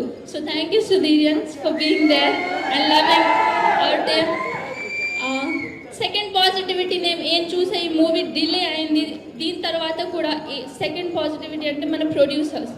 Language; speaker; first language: Telugu; non-native, learner; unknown